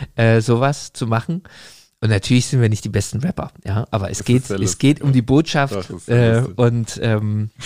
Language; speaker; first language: German; native; German